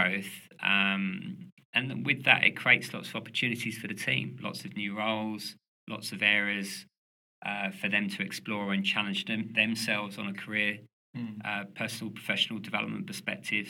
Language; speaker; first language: English; native; English